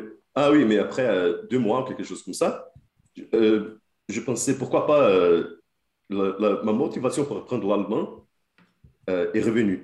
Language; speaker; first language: French; non-native, fluent; Portuguese